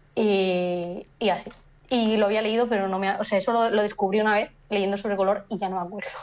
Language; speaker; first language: Spanish; native; Spanish